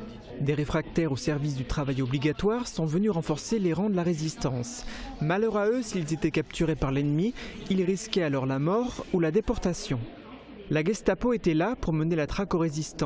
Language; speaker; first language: French; native; French